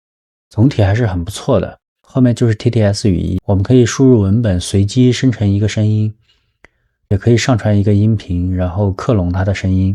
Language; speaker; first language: Chinese; native; Chinese